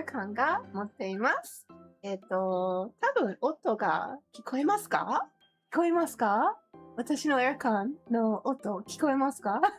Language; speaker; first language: Japanese; non-native, learner; English